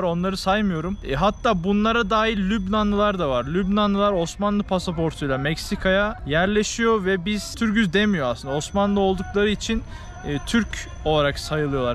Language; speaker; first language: Turkish; native; Turkish